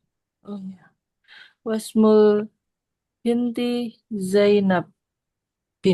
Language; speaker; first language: Arabic; non-native, learner; Indonesian